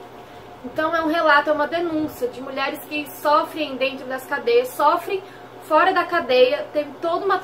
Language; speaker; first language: Portuguese; native; Portuguese